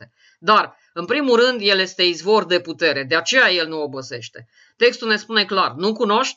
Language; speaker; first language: Romanian; native; Romanian